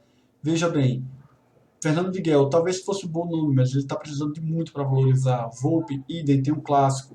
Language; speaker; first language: Portuguese; native; Portuguese